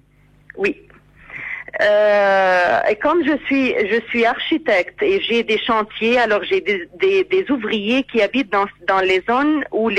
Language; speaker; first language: French; non-native, fluent; Arabic